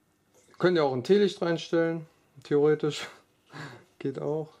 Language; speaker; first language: German; native; German